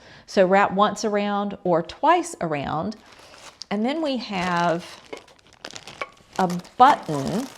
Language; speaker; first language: English; native; English